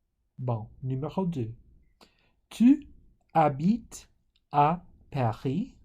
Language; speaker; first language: French; non-native, fluent; English